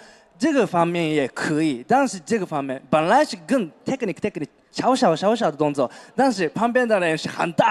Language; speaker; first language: Chinese; non-native, fluent; Japanese